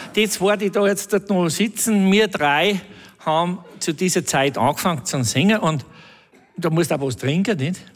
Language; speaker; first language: German; native; German